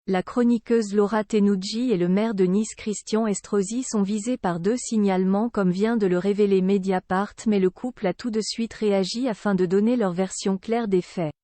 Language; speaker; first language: French; native; French